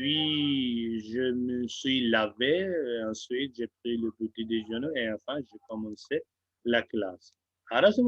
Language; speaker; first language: French; non-native, fluent; Hindi